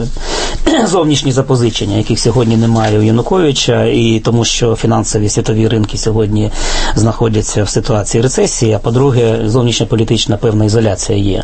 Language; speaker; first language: Ukrainian; native; Ukrainian